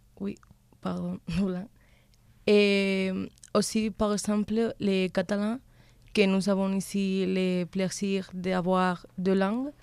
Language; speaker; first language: French; non-native, learner; Spanish